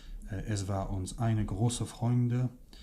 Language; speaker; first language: German; non-native, fluent; Kurdish